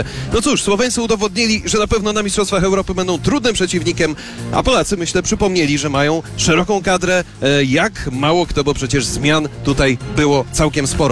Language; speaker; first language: Polish; native; Polish